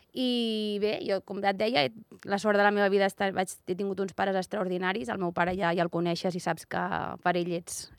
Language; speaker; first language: Catalan; native; Catalan